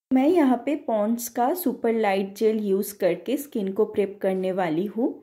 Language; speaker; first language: Hindi; non-native, local second language; Bangla